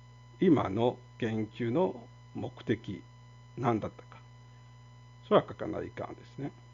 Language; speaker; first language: Japanese; non-native, fluent; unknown